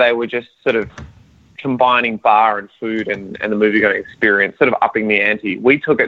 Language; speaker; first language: English; native; English